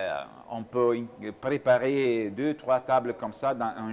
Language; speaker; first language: French; non-native, learner; Italian